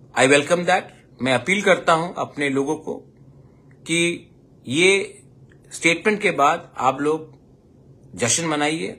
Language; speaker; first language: Hindi; non-native, local second language; Kok Borok